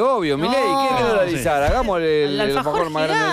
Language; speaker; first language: Spanish; native; Spanish